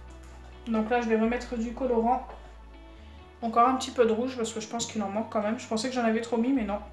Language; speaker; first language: French; native; French